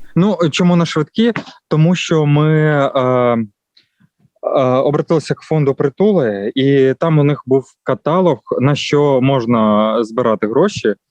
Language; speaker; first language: Ukrainian; non-native, local second language; Russian